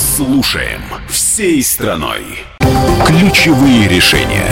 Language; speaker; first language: Russian; native; Russian